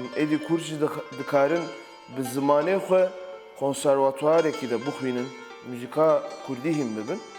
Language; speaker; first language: Kurdish; non-native, local second language; Turkish